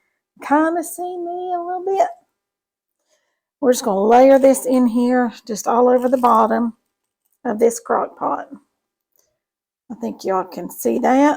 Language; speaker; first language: English; native; English